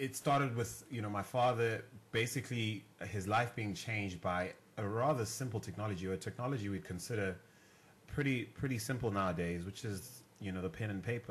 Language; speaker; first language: English; non-native, local second language; North Ndebele